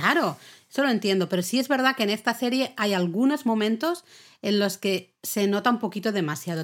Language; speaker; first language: Spanish; native; Spanish